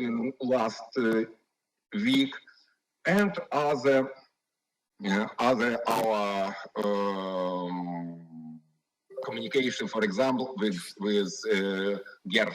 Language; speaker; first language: English; non-native, learner; Ukrainian